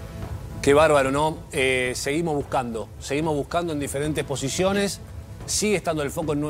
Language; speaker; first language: Spanish; native; Spanish